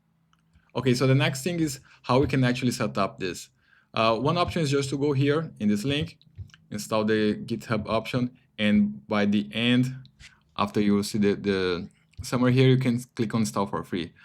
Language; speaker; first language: English; non-native, fluent; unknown